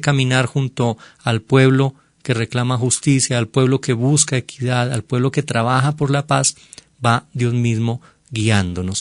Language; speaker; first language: Spanish; native; Spanish